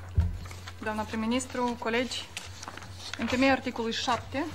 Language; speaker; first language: Romanian; native; Romanian